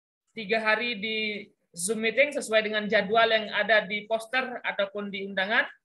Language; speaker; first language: Indonesian; native; Indonesian